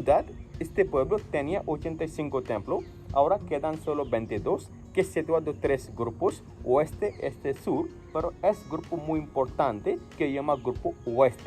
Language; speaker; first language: Spanish; non-native, learner; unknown